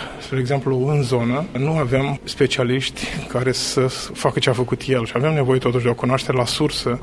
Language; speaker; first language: Romanian; native; Romanian